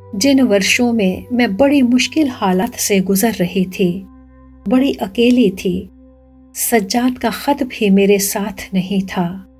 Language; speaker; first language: Hindi; native; Hindi